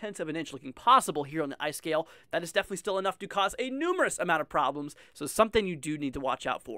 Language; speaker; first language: English; native; English